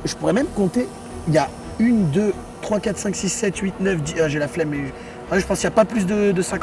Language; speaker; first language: French; native; French